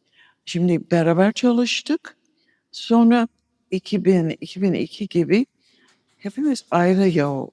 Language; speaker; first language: Turkish; non-native, fluent; English